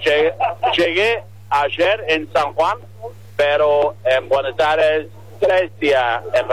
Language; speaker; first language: Spanish; non-native, learner; English